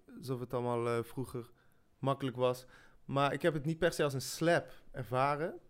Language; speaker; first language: Dutch; early bilingual, other home language; French